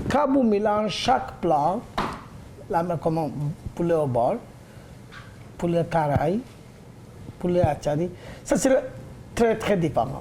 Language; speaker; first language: French; non-native, learner; Bangla